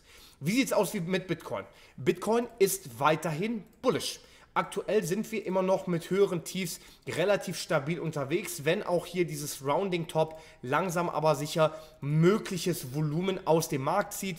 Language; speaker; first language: German; native; German